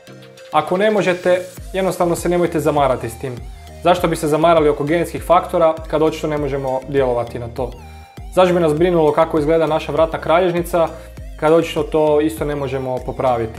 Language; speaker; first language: Croatian; native; Croatian